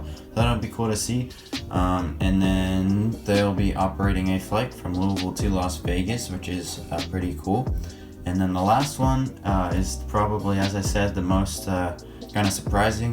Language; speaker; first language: English; native; English